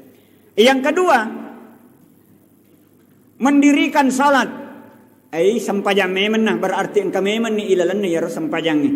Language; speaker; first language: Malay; non-native, local second language; Buginese